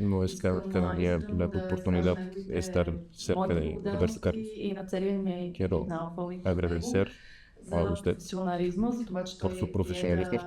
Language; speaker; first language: Spanish; non-native, learner; Bulgarian